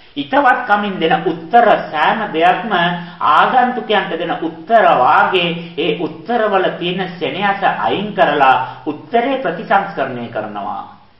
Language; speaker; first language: Sinhala; native; Sinhala